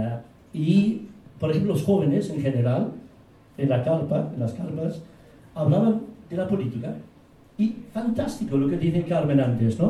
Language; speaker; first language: Spanish; non-native, fluent; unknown